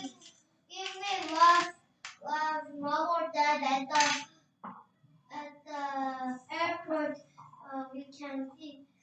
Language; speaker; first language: English; non-native, learner; Korean